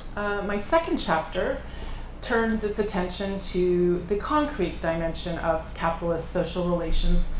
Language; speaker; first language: English; native; English